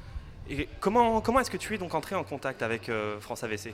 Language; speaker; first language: French; native; French